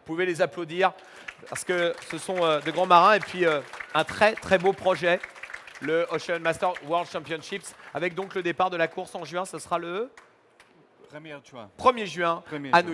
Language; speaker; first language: French; native; French